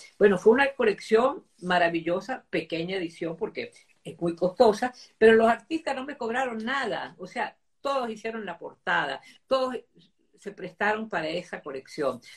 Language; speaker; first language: Spanish; early bilingual, other home language; Italian